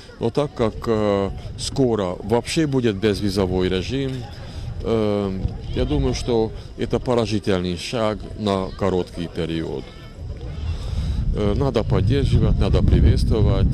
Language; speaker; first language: Russian; non-native, learner; Hungarian